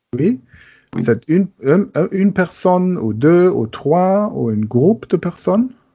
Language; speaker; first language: French; non-native, learner; German